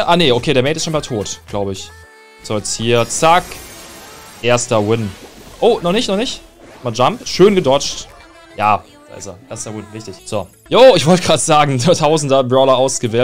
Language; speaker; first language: German; native; German